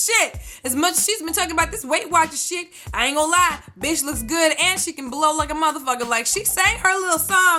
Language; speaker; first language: English; native; English